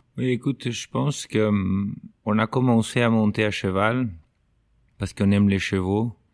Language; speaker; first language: French; non-native, fluent; Portuguese